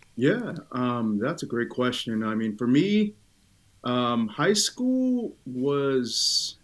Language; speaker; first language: English; early bilingual, other home language; Tongan